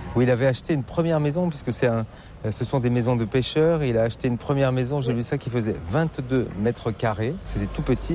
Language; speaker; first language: French; native; French